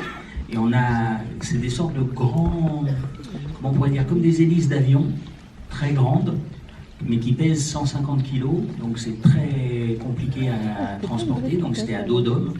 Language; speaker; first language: French; native; French